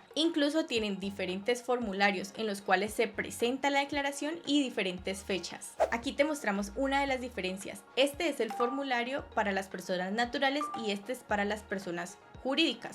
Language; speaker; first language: Spanish; native; Spanish